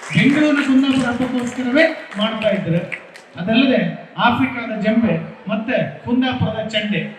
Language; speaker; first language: Kannada; native; Kannada